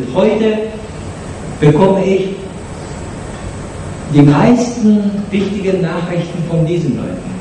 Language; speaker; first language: German; non-native, fluent; Japanese